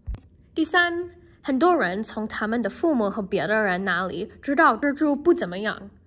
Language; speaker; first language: Chinese; non-native, learner; English